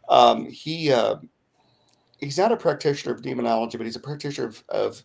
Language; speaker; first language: English; native; English